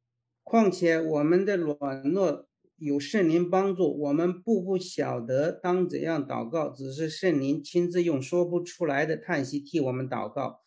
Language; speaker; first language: Chinese; native; Chinese